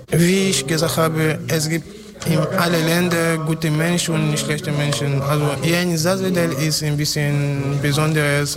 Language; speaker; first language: German; non-native, learner; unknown